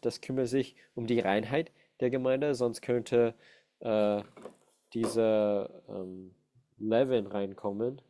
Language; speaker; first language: German; non-native, fluent; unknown